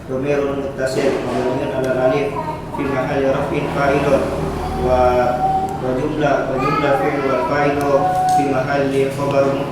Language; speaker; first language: Arabic; non-native, learner; Indonesian